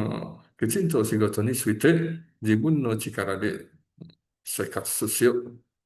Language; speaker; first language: Japanese; non-native, learner; Indonesian